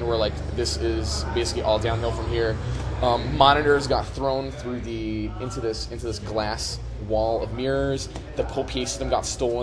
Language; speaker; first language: English; native; English